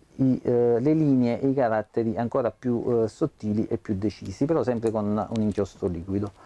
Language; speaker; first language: Italian; native; Italian